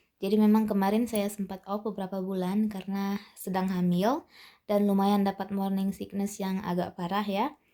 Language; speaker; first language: Indonesian; native; Indonesian